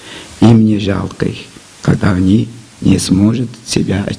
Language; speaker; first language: Russian; non-native, local second language; Tuvinian